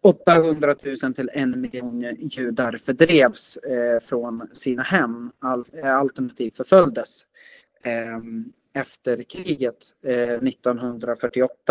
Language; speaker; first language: Swedish; native; Swedish